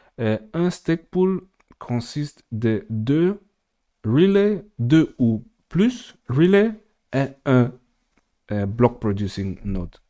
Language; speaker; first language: French; non-native, fluent; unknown